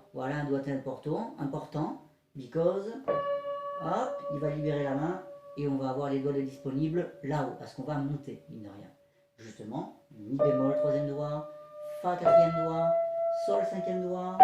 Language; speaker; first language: French; native; French